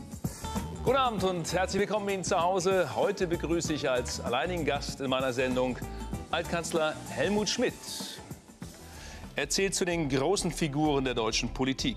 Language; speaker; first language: German; native; German